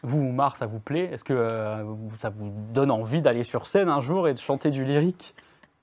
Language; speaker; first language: French; native; French